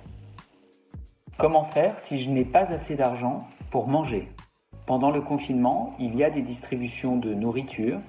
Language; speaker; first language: French; native; French